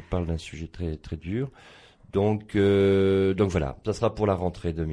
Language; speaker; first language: French; native; French